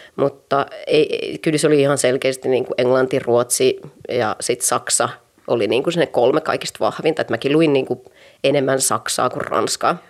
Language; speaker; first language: Finnish; native; Finnish